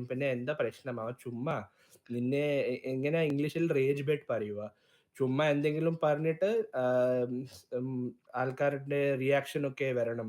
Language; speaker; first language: Malayalam; early bilingual, heritage; Malayalam